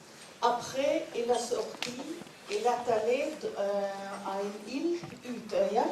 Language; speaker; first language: French; non-native, learner; Norwegian